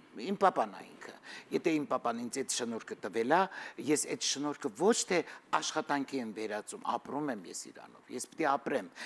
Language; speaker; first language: Armenian; native; Armenian